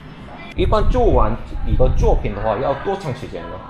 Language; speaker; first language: Chinese; non-native, fluent; Korean